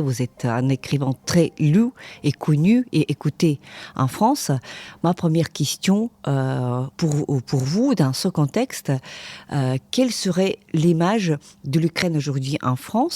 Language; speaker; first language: French; non-native, fluent; Ukrainian